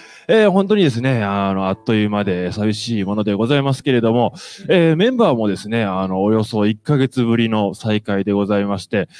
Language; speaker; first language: Japanese; native; Japanese